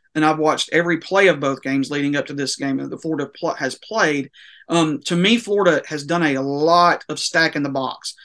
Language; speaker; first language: English; native; English